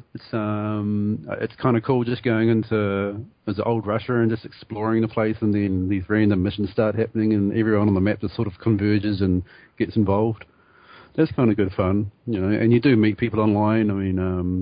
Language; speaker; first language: English; native; English